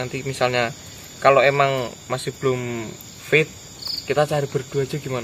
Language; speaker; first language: Indonesian; native; Indonesian